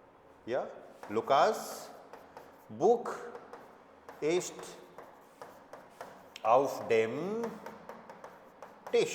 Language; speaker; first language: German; non-native, fluent; Hindi